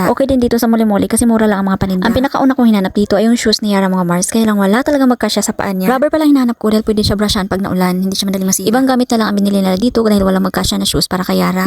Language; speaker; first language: Filipino; non-native, local second language; Cebuano